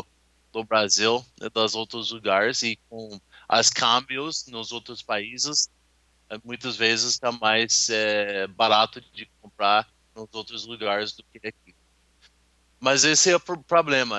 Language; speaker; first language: Portuguese; non-native, learner; English